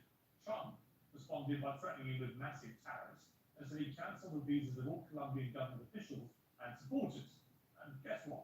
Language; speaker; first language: English; native; English